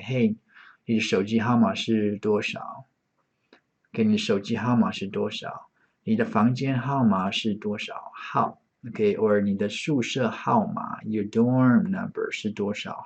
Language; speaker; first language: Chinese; non-native, fluent; English